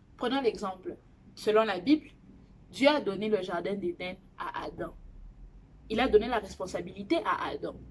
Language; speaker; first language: French; non-native, local second language; Lingala